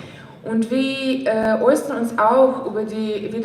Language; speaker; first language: German; non-native, fluent; Ukrainian